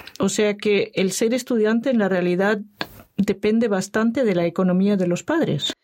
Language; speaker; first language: Spanish; non-native, fluent; Norwegian